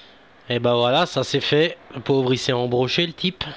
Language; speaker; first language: French; native; French